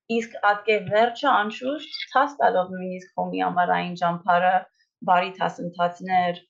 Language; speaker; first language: Armenian; early bilingual, heritage; Armenian